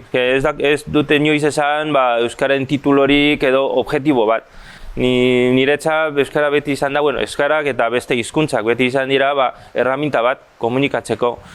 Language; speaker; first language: Basque; early bilingual, other home language; Chinese